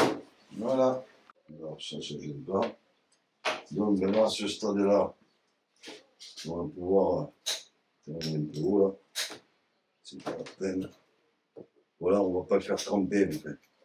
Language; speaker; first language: French; native; French